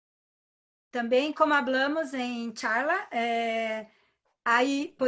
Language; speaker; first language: Spanish; non-native, learner; Portuguese